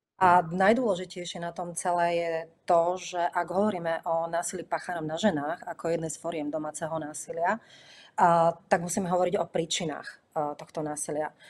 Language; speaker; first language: Slovak; native; Slovak